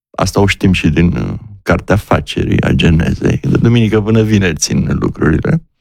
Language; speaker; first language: Romanian; native; Romanian